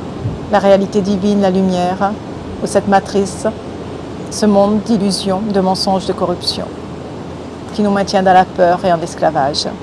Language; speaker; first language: French; native; French